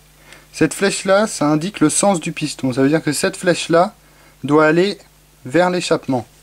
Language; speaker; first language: French; native; French